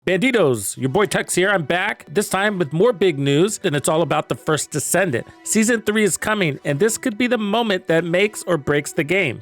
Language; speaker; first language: English; native; English